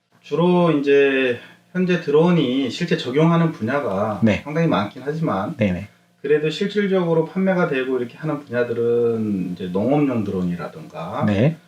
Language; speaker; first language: Korean; native; Korean